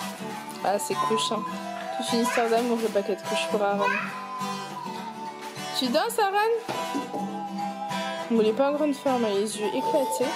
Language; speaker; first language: French; native; French